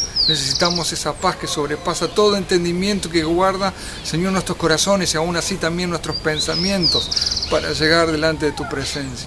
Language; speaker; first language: Spanish; native; Spanish